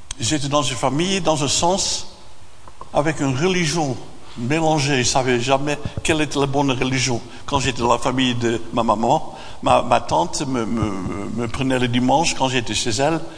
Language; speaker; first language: French; non-native, fluent; Dutch